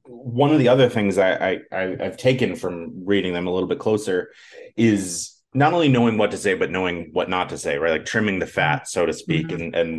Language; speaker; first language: English; native; English